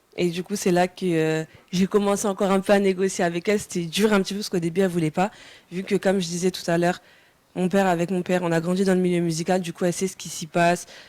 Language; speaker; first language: French; early bilingual, other home language; Wolof